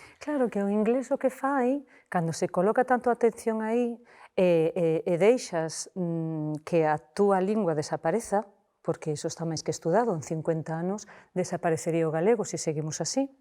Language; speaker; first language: Galician; non-native, local second language; Spanish